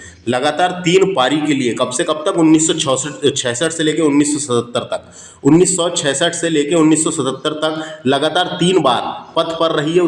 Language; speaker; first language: Hindi; native; Hindi